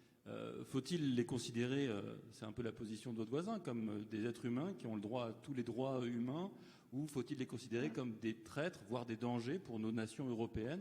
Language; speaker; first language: French; native; French